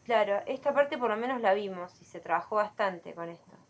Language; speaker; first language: Spanish; native; Spanish